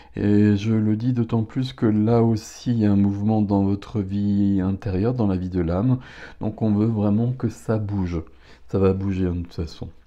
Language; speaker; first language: French; native; French